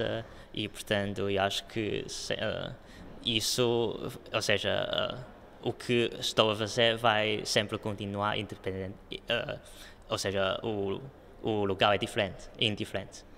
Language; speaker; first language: Portuguese; non-native, local second language; Chinese